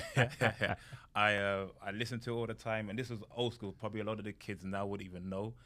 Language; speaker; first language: English; native; English